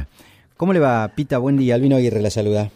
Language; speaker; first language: Spanish; native; Spanish